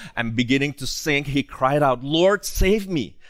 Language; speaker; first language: English; non-native, fluent; Indonesian